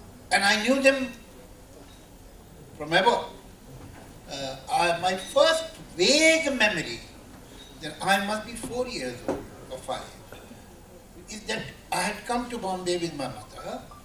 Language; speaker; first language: English; non-native, local second language; Urdu